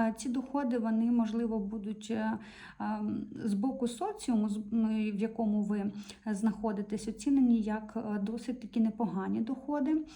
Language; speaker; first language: Ukrainian; non-native, local second language; Russian